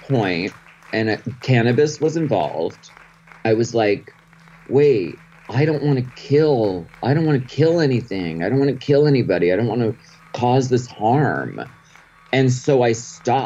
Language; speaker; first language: English; native; English